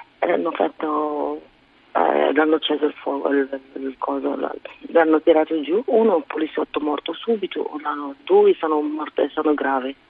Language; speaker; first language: Italian; non-native, fluent; Arabic